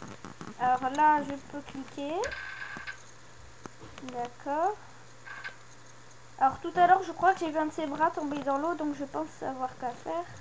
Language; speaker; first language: French; native; French